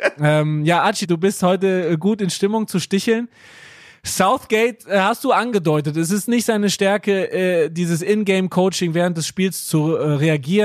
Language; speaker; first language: German; native; German